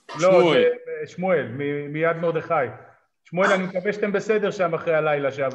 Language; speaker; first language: Hebrew; native; Hebrew